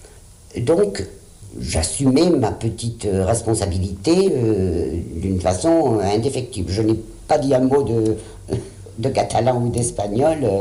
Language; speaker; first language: French; early bilingual, other home language; Spanish